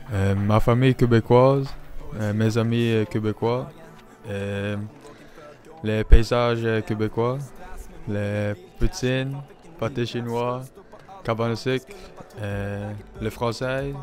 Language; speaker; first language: French; non-native, learner; Norwegian